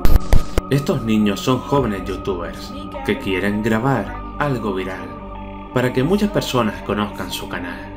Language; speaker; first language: Spanish; native; Spanish